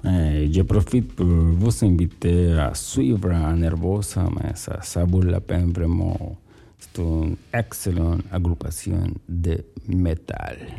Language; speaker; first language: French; non-native, learner; Spanish